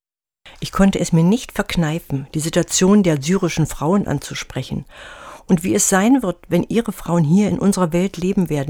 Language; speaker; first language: German; native; German